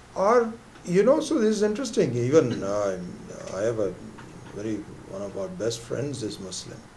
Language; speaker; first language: English; non-native, local second language; Hindi